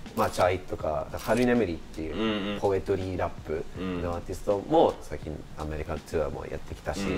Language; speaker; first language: Japanese; non-native, fluent; English